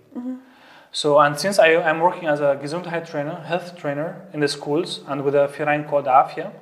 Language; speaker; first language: English; non-native, fluent; Arabic